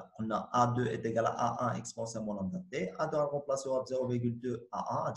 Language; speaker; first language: French; non-native, local second language; Arabic